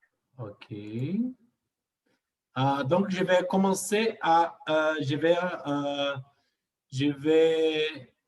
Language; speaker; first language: French; non-native, fluent; Portuguese